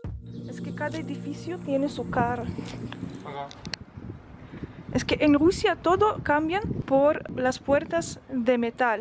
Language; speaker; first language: Spanish; non-native, fluent; Russian